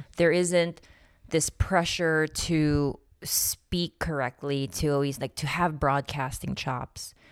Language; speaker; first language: English; non-native, local second language; Filipino